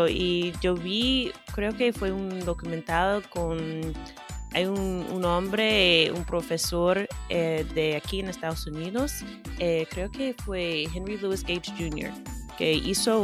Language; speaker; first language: Spanish; non-native, fluent; English